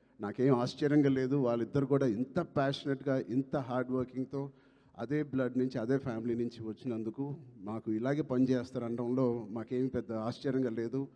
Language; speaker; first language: Telugu; native; Telugu